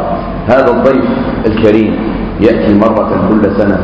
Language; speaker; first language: Arabic; native; Arabic